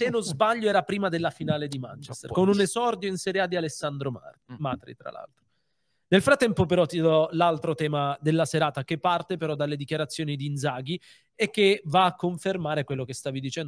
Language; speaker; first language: Italian; native; Italian